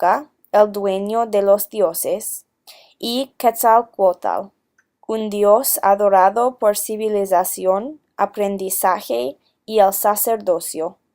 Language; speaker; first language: Spanish; non-native, learner; English